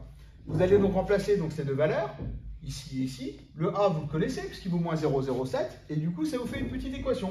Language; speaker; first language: French; native; French